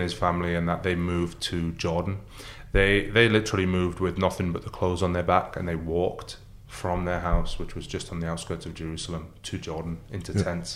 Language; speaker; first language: English; early bilingual, other home language; Arabic